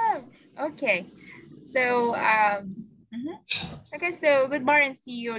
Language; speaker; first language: English; non-native, fluent; Vietnamese